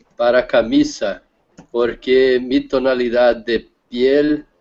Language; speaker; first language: Spanish; non-native, learner; Portuguese